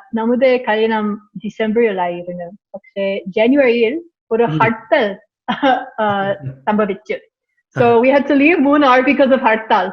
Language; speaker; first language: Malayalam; non-native, learner; English